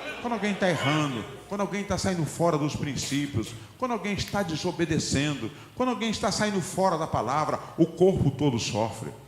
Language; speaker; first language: Portuguese; native; Portuguese